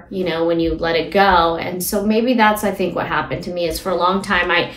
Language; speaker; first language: English; early bilingual, other home language; Hindi